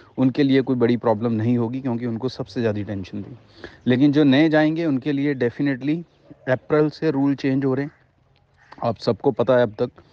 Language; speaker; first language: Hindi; non-native, local second language; Punjabi